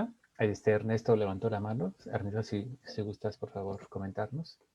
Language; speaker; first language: Spanish; native; Spanish